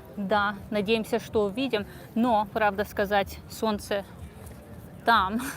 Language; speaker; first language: Russian; non-native, learner; English